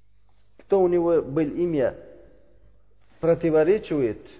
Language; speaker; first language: Russian; non-native, learner; Uzbek